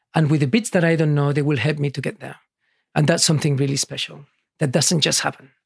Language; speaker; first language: English; early bilingual, other home language; Catalan